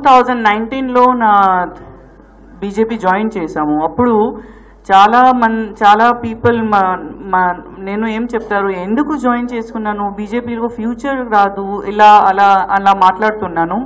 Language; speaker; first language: Telugu; non-native, learner; Gujarati